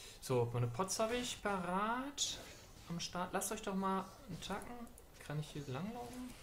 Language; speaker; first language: German; native; German